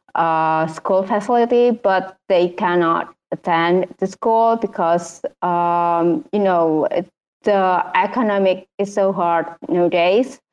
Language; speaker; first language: English; non-native, learner; Indonesian